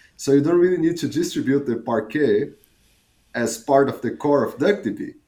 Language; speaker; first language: English; non-native, fluent; Portuguese